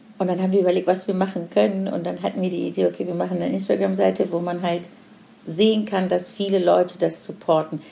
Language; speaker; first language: German; non-native, fluent; Persian